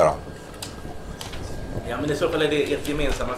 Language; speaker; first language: Swedish; native; Swedish